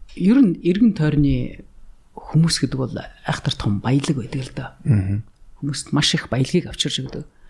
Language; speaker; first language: Mongolian; native; Mongolian